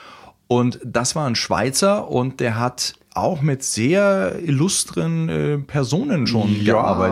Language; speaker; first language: German; native; German